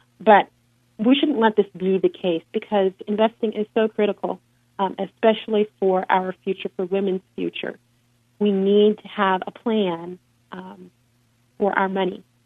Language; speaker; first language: English; native; English